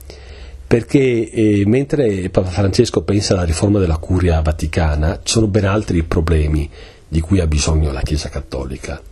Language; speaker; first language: Italian; native; Italian